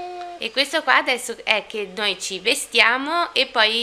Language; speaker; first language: Italian; native; Italian